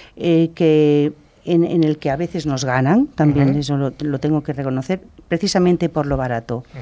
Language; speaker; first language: Spanish; native; Spanish